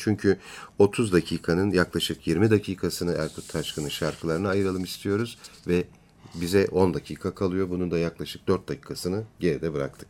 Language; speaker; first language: Turkish; native; Turkish